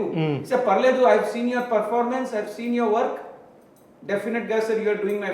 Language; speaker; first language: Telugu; non-native, local second language; Hindi